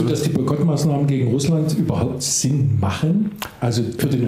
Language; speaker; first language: German; native; German